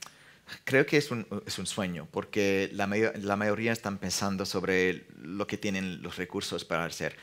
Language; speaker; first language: Spanish; non-native, fluent; English